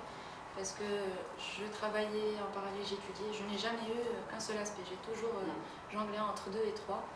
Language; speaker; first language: French; native; French